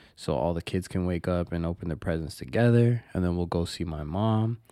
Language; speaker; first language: English; native; English